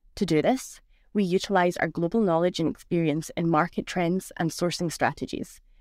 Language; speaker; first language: English; native; English